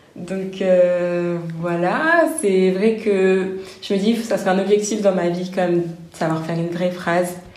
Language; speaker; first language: French; native; French